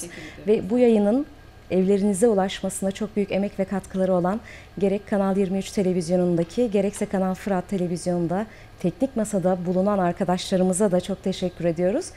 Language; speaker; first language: Turkish; native; Turkish